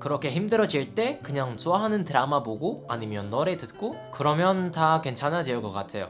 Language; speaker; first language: Korean; non-native, fluent; Indonesian